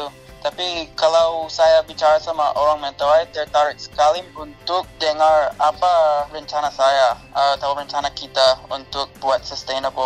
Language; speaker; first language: Indonesian; non-native, fluent; English